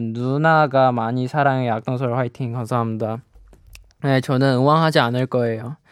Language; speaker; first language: Korean; non-native, fluent; Chinese